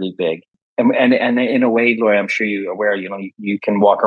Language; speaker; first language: English; native; English